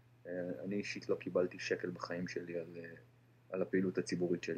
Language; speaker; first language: Hebrew; native; Hebrew